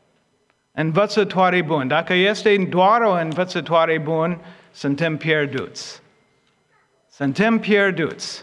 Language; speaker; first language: Romanian; non-native, fluent; English